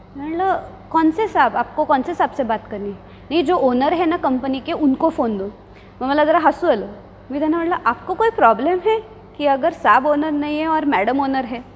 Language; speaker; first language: Hindi; non-native, local second language; Marathi